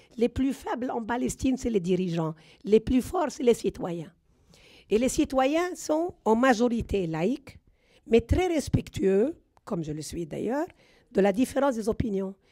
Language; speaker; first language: French; non-native, local second language; Arabic